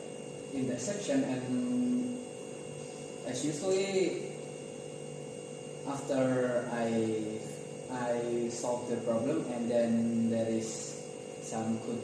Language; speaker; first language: English; non-native, learner; Indonesian